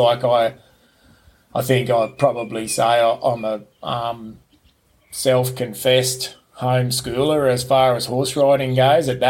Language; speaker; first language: English; native; English